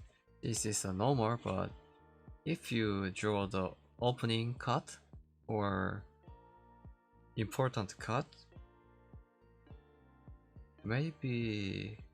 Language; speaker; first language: English; non-native, learner; Korean